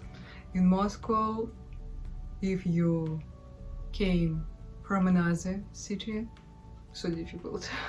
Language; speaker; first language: English; non-native, learner; Russian